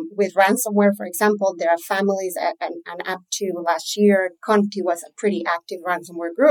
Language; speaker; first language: English; non-native, fluent; Spanish